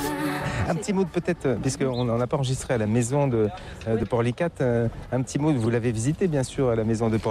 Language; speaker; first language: French; native; French